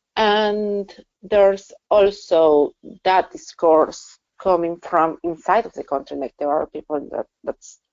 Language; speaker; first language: English; non-native, fluent; Spanish